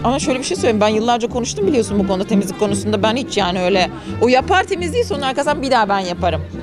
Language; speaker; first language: Turkish; native; Turkish